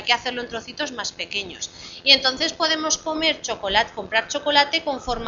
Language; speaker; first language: Spanish; native; Spanish